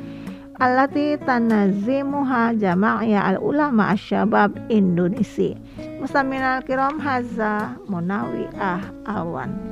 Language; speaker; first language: Arabic; non-native, fluent; Indonesian